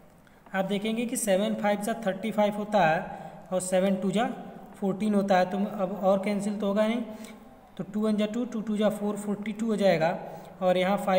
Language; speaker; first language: Hindi; native; Hindi